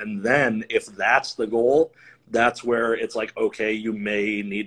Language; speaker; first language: English; native; English